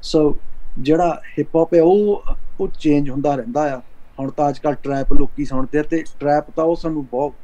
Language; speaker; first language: Punjabi; early bilingual, heritage; Punjabi